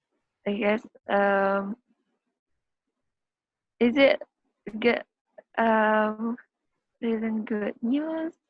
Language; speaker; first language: English; non-native, learner; Indonesian